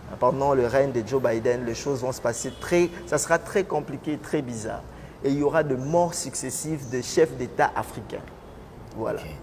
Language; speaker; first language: French; non-native, local second language; Lingala